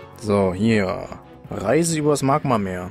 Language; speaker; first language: German; native; German